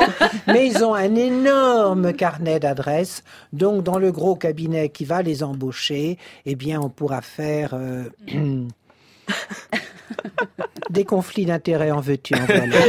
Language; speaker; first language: French; native; French